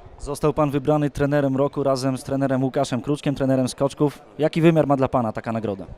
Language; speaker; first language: Polish; native; Polish